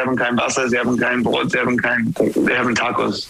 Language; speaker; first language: German; non-native, learner; English